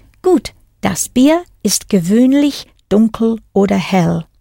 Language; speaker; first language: German; non-native, fluent; English